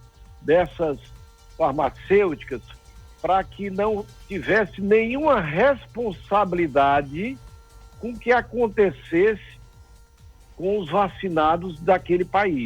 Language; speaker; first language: Portuguese; native; Portuguese